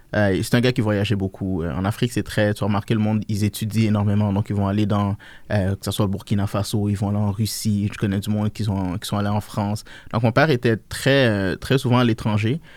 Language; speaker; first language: French; early bilingual, other home language; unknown